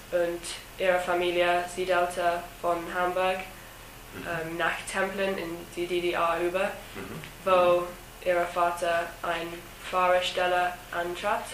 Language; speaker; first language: German; non-native, learner; English